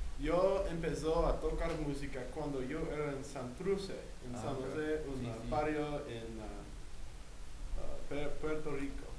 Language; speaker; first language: Spanish; non-native, learner; English